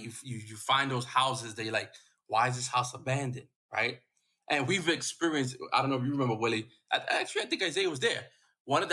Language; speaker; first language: English; native; English